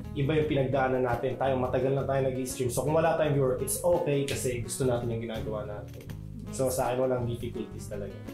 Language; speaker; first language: Filipino; native; Filipino